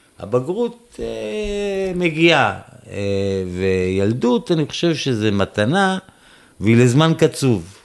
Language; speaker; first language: Hebrew; native; Hebrew